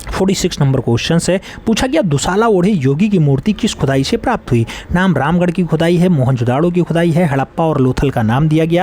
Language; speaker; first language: Hindi; native; Hindi